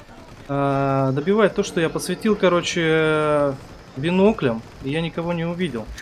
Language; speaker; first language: Russian; native; Russian